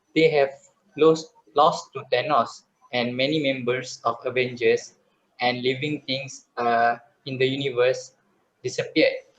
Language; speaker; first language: English; non-native, fluent; Malay